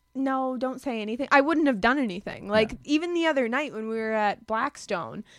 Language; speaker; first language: English; native; English